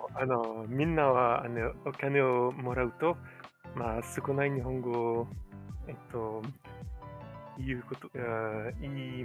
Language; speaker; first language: Japanese; non-native, learner; French